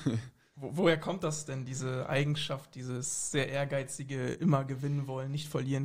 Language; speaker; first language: German; native; German